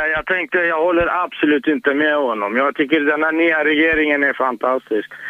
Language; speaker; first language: Swedish; non-native, fluent; Arabic